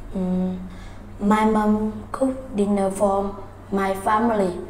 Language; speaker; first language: English; non-native, learner; Vietnamese